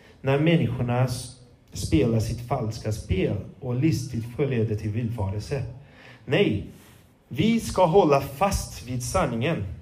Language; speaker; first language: Swedish; non-native, fluent; Portuguese